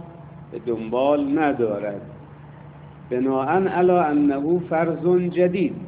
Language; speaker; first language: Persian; native; Persian